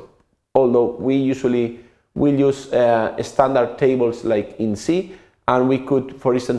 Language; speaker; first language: English; non-native, fluent; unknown